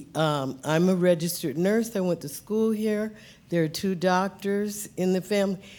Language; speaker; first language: English; native; English